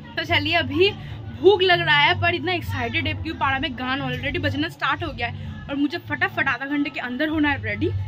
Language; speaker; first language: Hindi; non-native, local second language; Bangla